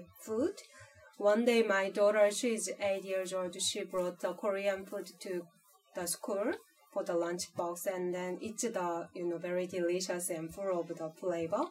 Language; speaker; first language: English; non-native, fluent; Korean